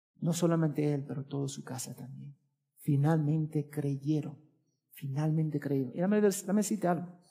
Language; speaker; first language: Spanish; early bilingual, heritage; Spanish